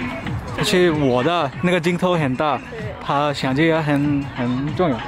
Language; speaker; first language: Chinese; non-native, learner; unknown